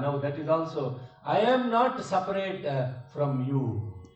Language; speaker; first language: English; non-native, local second language; Telugu